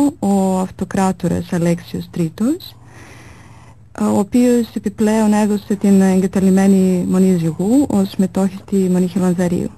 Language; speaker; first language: Greek; non-native, fluent; Serbian